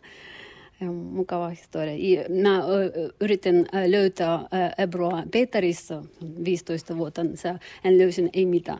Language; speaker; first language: Finnish; non-native, learner; Russian